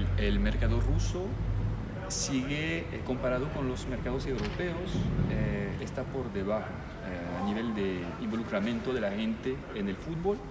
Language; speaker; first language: Spanish; non-native, fluent; French